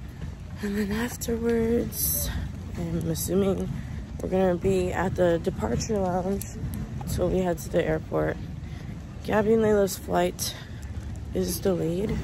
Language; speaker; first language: English; native; English